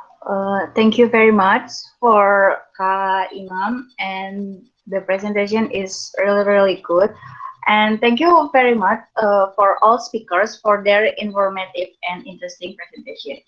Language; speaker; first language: English; non-native, learner; Indonesian